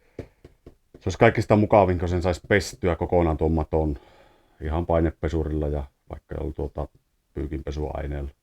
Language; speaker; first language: Finnish; early bilingual, heritage; Finnish